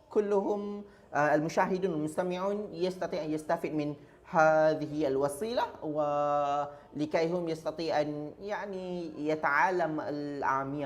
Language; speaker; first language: Arabic; non-native, learner; Malay